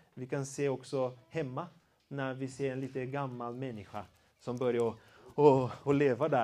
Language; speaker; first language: Swedish; non-native, fluent; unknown